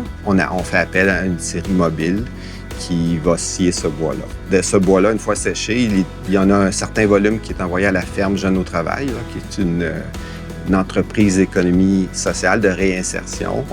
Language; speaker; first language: French; native; French